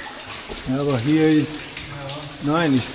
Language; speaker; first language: German; non-native, learner; Croatian